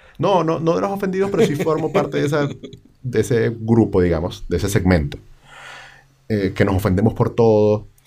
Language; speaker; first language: Spanish; native; Spanish